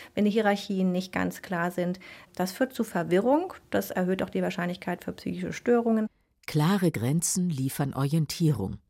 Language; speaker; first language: German; native; German